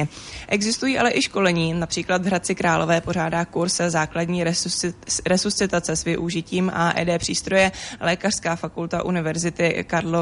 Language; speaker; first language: Czech; native; Czech